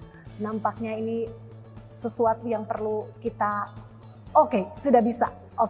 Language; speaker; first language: Indonesian; native; Indonesian